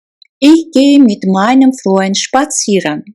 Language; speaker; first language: German; non-native, fluent; Russian